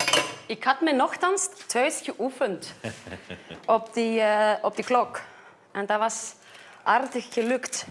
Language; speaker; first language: Dutch; non-native, fluent; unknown